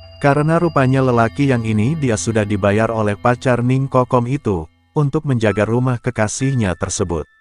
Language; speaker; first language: Indonesian; native; Indonesian